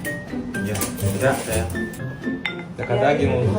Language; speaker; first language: Indonesian; non-native, learner; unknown